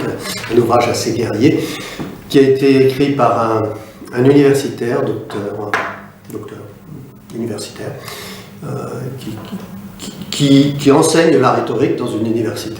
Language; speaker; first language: French; native; French